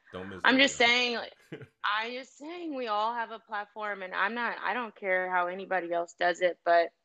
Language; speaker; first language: English; native; English